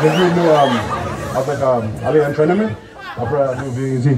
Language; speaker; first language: French; non-native, learner; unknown